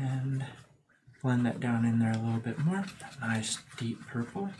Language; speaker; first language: English; native; English